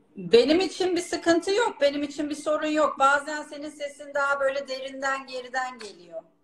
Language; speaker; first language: Turkish; native; Turkish